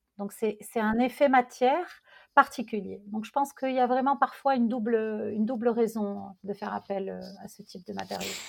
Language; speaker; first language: French; non-native, local second language; Arabic